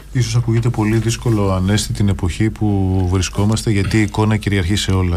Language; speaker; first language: Greek; native; Greek